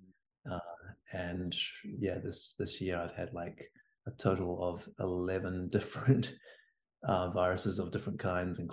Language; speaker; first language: English; native; English